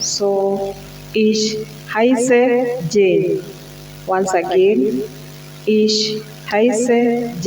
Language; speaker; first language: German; non-native, learner; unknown